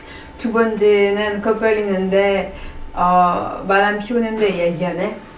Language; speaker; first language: Korean; non-native, fluent; French